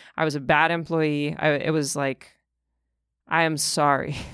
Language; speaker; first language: English; early bilingual, other home language; Russian